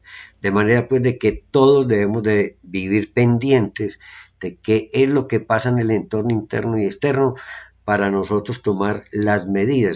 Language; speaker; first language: Spanish; native; Spanish